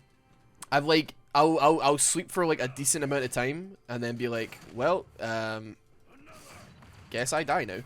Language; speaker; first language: English; native; English